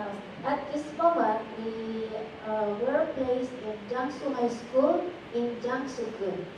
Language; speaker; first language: English; non-native, fluent; Indonesian